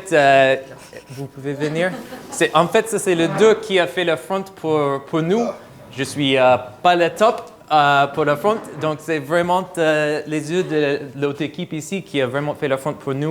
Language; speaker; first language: French; non-native, fluent; English